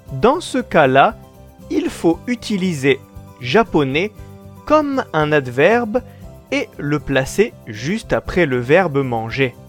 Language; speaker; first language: French; non-native, fluent; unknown